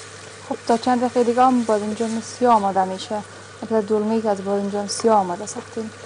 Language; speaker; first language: Persian; native; Persian